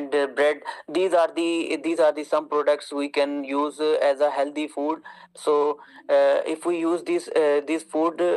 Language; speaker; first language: English; non-native, learner; Urdu